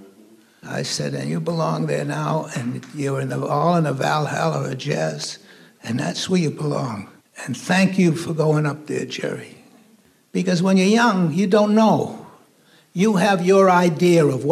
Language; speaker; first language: English; native; English